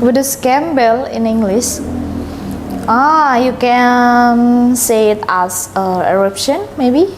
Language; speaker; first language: English; non-native, learner; Indonesian